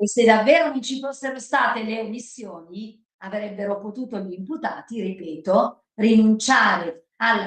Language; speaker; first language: Italian; native; Italian